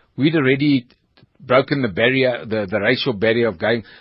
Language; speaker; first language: English; native; English